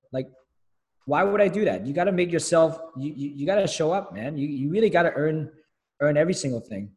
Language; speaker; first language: English; early bilingual, other home language; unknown